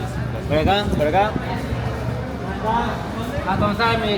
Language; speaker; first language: Spanish; native; Spanish